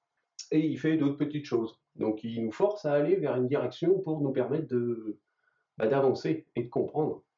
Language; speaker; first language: French; native; French